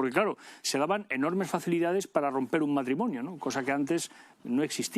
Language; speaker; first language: Spanish; native; Spanish